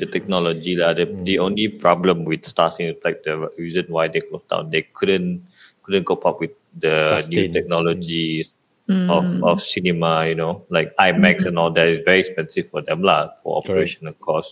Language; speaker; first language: English; non-native, local second language; Malay